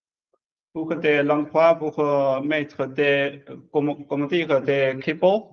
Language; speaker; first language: French; non-native, learner; Chinese